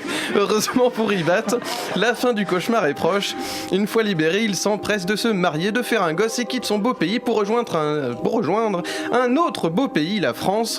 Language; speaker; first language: French; native; French